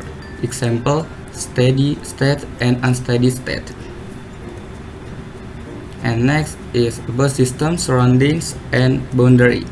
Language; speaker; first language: English; non-native, learner; Indonesian